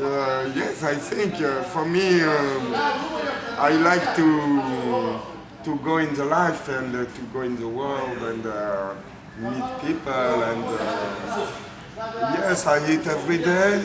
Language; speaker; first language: English; non-native, learner; French